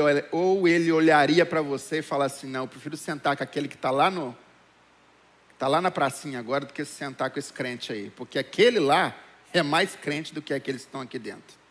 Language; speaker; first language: Portuguese; native; Portuguese